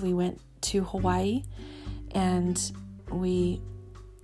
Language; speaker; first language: English; native; English